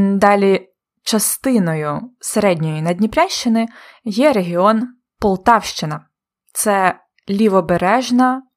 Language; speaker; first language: Ukrainian; native; Ukrainian